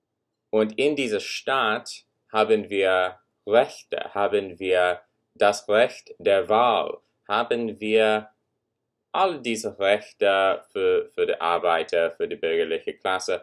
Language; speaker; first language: German; non-native, learner; English